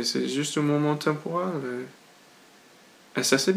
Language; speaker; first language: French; non-native, learner; English